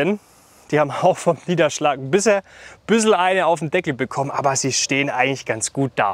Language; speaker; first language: German; native; German